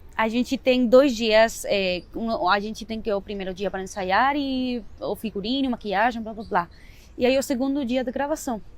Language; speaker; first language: Portuguese; non-native, fluent; Spanish